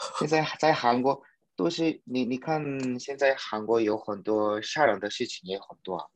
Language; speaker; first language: Chinese; non-native, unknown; Korean